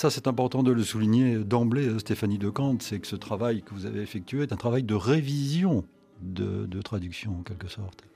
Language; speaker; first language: French; native; French